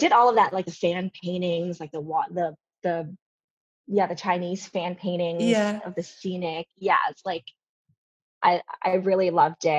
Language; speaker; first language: English; non-native, local second language; Cantonese